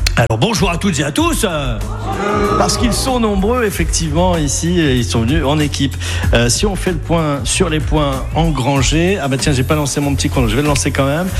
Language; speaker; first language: French; native; French